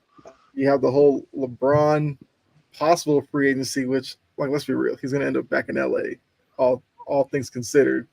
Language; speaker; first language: English; native; English